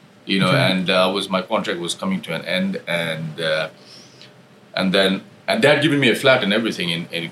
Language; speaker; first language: English; non-native, local second language; Nepali